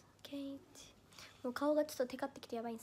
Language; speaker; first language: Japanese; native; Japanese